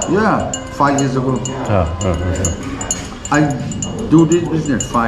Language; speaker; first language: English; non-native, learner; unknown